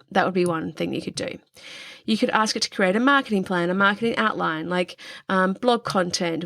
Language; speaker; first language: English; native; English